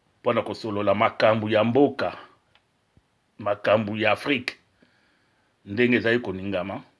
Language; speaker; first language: Lingala; non-native, local second language; Luba-Lulua